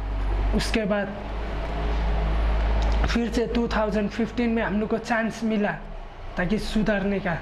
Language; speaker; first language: Hindi; non-native, local second language; Khasi